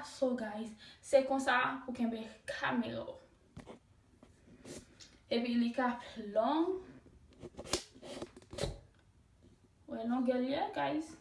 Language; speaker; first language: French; non-native, learner; Haitian Creole